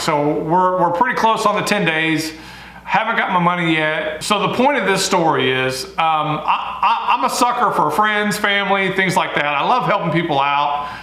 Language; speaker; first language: English; native; English